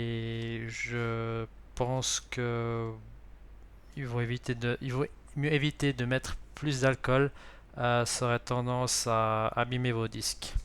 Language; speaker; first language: French; native; French